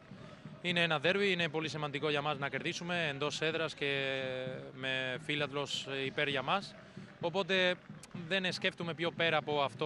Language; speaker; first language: Greek; non-native, fluent; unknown